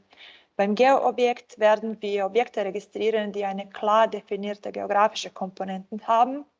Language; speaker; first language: German; non-native, fluent; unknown